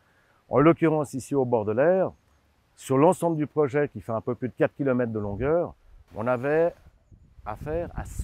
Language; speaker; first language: French; native; French